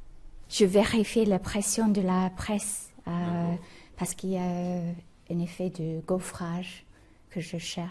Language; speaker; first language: French; non-native, fluent; English